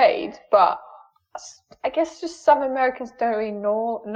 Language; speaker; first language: English; non-native, fluent; German